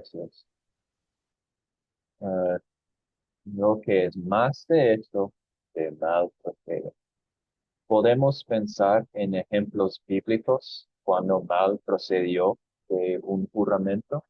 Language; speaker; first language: Spanish; non-native, fluent; English